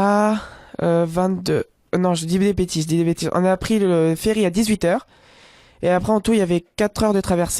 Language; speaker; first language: French; native; French